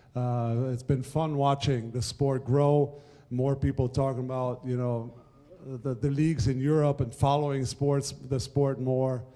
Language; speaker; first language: English; non-native, fluent; German